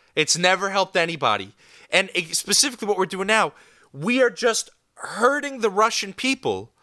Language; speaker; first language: English; native; English